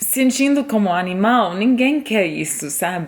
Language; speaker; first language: Portuguese; non-native, fluent; English